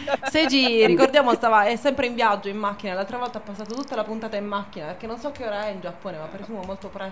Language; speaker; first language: Italian; native; Italian